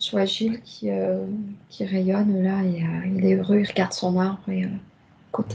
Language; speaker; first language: French; native; French